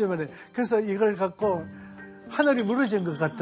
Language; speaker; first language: Korean; native; Korean